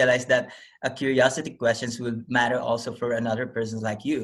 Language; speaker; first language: English; non-native, local second language; Filipino